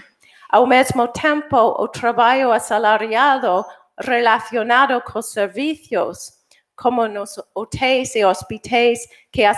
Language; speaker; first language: Galician; non-native, fluent; English